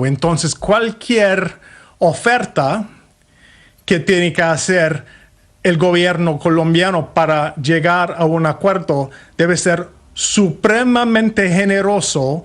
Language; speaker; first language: Spanish; non-native, fluent; English